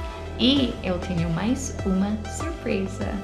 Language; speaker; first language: Portuguese; non-native, learner; English